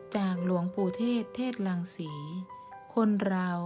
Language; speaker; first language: Thai; native; Thai